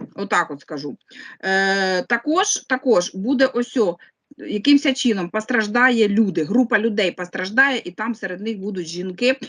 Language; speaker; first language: Ukrainian; non-native, local second language; Russian